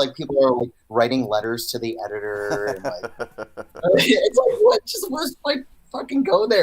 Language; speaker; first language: English; native; English